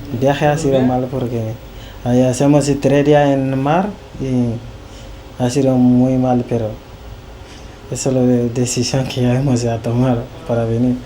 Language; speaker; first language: Spanish; non-native, learner; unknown